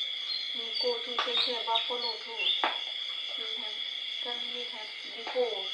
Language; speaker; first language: English; non-native, learner; Thai